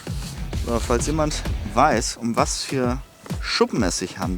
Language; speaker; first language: German; native; German